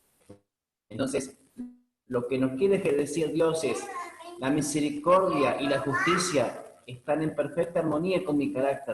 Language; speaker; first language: Spanish; native; Spanish